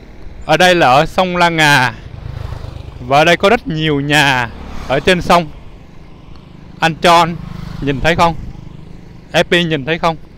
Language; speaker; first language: Vietnamese; non-native, learner; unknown